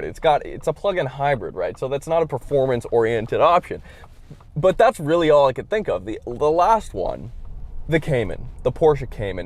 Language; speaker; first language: English; native; English